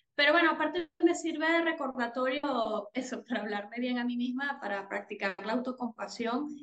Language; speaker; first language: Spanish; native; Spanish